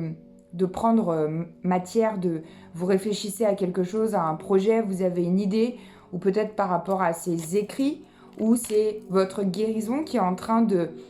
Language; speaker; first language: French; native; French